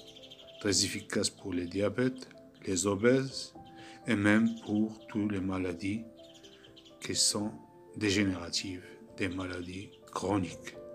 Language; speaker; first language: French; non-native, local second language; Arabic